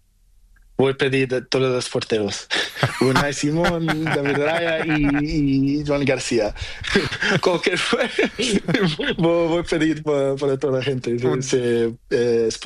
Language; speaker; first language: Spanish; non-native, learner; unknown